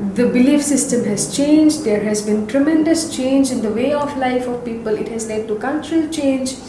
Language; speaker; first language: English; non-native, local second language; Assamese